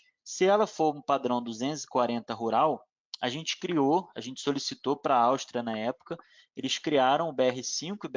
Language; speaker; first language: Portuguese; native; Portuguese